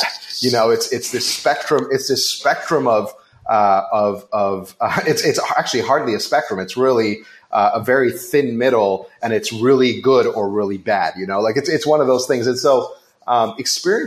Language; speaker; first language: English; non-native, local second language; Hindi